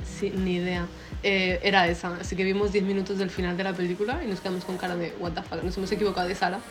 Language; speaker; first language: Spanish; early bilingual, other home language; Arabic